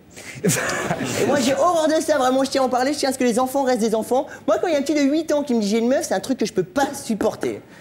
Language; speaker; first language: French; native; French